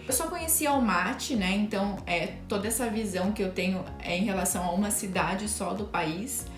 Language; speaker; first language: Portuguese; native; Portuguese